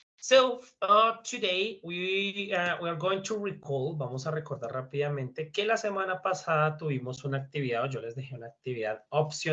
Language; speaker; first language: Spanish; native; Spanish